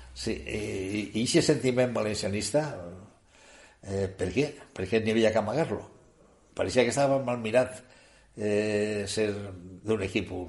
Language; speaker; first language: Catalan; native; Catalan